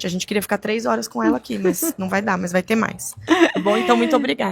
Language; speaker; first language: Portuguese; native; Portuguese